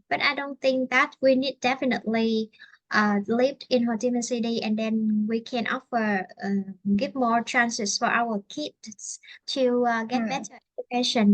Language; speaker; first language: English; non-native, fluent; Vietnamese